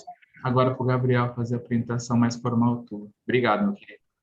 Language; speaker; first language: Portuguese; native; Portuguese